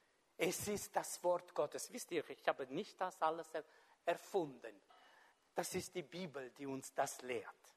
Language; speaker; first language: German; non-native, fluent; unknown